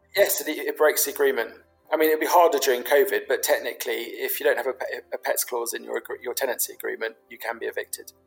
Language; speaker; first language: English; native; English